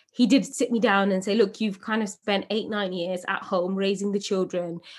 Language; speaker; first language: English; native; English